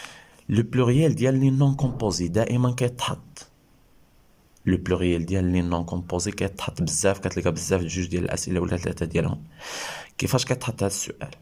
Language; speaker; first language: Arabic; native; Arabic